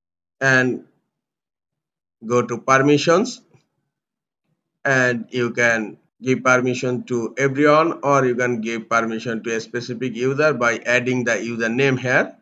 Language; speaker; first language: English; non-native, local second language; Bangla